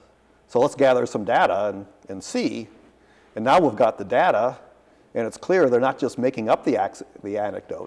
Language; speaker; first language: English; native; English